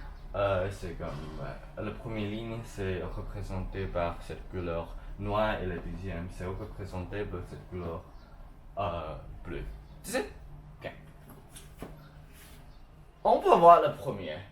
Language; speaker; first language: French; non-native, learner; Chinese